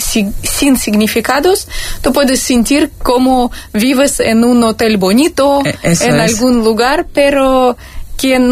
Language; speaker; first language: Spanish; non-native, fluent; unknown